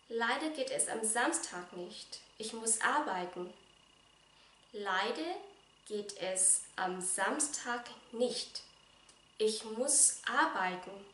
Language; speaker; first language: German; non-native, fluent; Vietnamese